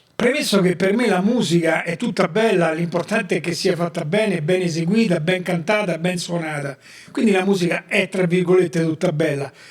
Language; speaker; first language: Italian; native; Italian